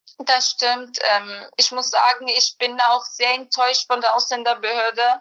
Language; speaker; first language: German; early bilingual, other home language; Bosnian